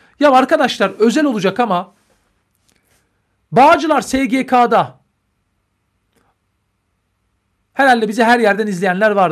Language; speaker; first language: Turkish; native; Turkish